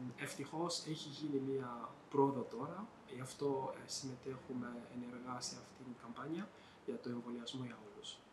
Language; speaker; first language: Greek; non-native, fluent; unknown